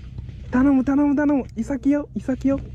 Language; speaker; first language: Japanese; native; Japanese